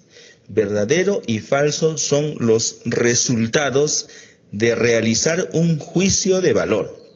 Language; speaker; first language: Spanish; native; Spanish